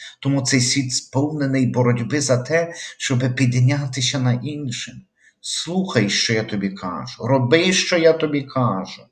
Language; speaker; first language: Ukrainian; native; Ukrainian